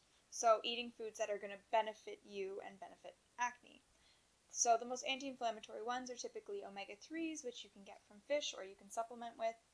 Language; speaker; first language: English; native; English